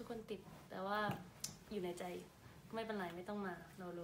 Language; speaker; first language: Thai; early bilingual, heritage; Thai